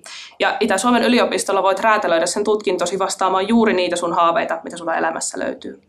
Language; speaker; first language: Finnish; native; Finnish